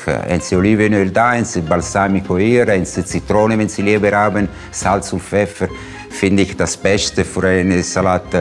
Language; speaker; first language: German; non-native, fluent; Italian